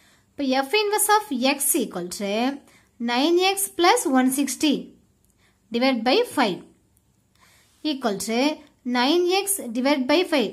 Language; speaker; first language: English; non-native, local second language; Tamil